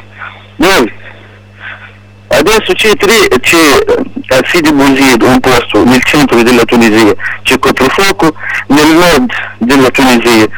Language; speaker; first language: Italian; non-native, local second language; Arabic